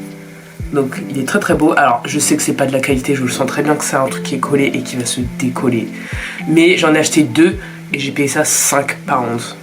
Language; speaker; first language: French; native; French